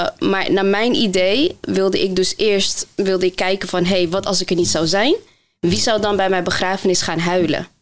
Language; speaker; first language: Dutch; early bilingual, other home language; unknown